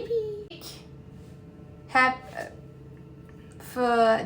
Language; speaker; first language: Dutch; non-native, learner; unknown